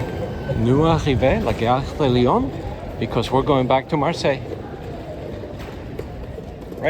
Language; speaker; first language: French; non-native, learner; English